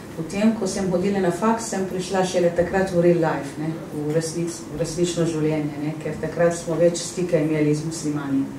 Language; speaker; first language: Slovenian; non-native, fluent; Arabic